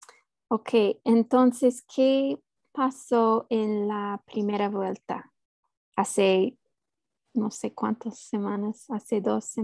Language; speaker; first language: Spanish; non-native, fluent; English